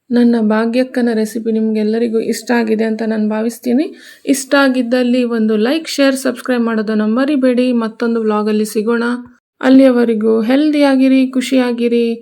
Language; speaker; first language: Kannada; non-native, local second language; Konkani